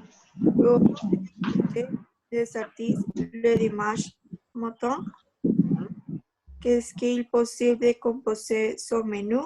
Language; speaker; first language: French; non-native, learner; Spanish